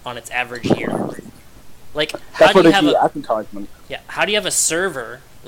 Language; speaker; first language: English; native; English